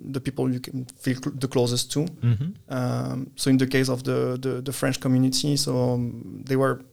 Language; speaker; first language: English; non-native, fluent; French